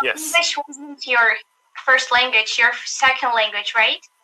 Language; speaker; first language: English; non-native, learner; Turkish